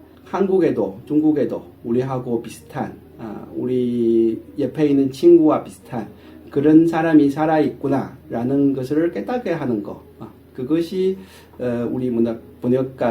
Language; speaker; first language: Korean; non-native, fluent; Chinese